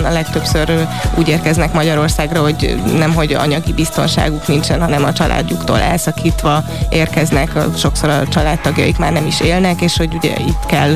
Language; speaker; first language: Hungarian; native; Hungarian